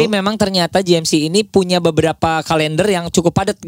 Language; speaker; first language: Indonesian; native; Indonesian